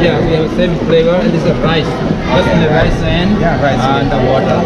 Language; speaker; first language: English; non-native, learner; Nepali